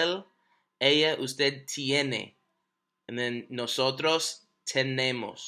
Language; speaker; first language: Spanish; non-native, fluent; English